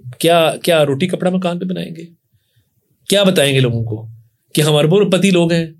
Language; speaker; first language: Urdu; non-native, local second language; Punjabi